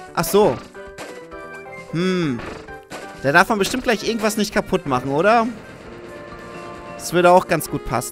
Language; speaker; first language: German; native; German